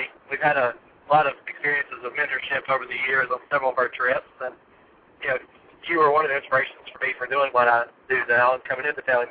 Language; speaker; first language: English; native; English